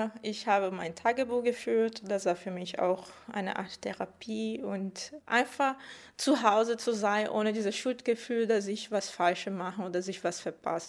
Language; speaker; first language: German; non-native, fluent; Portuguese